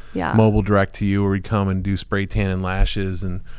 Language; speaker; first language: English; native; English